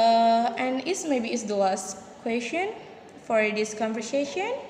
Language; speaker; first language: English; non-native, learner; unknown